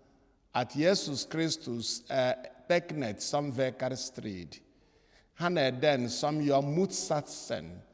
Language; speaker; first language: Swedish; non-native, fluent; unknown